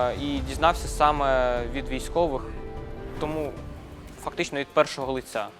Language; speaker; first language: Ukrainian; native; Ukrainian